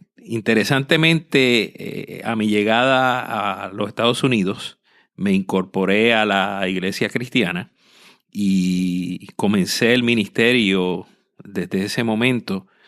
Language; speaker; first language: Spanish; native; Spanish